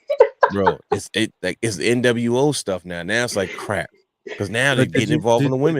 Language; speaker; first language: English; native; English